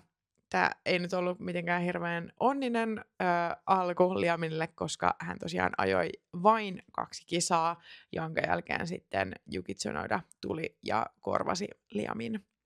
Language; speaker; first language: Finnish; native; Finnish